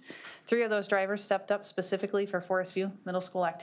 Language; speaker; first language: English; native; English